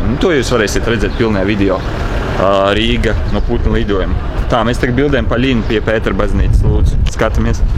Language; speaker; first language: Latvian; native; Latvian